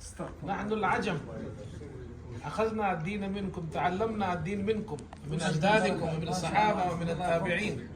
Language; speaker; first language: Arabic; non-native, fluent; Urdu